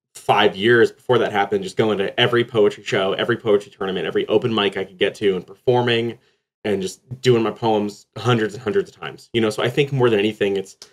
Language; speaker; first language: English; native; English